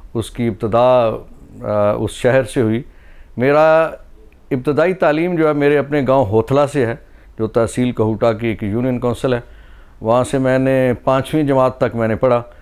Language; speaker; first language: Urdu; non-native, local second language; Pahari-Potwari